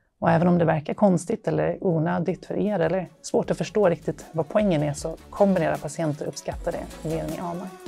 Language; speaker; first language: Swedish; native; Swedish